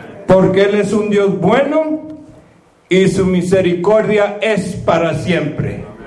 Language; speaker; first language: Spanish; native; Spanish